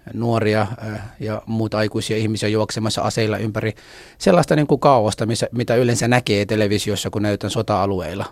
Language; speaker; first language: Finnish; non-native, fluent; Somali